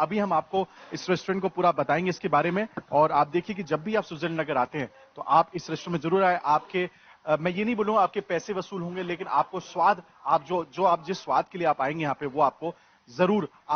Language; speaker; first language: Hindi; native; Hindi